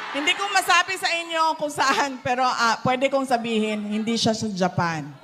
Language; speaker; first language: Filipino; non-native, local second language; Cebuano